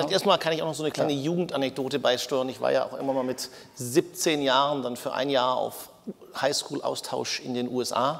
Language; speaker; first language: German; native; German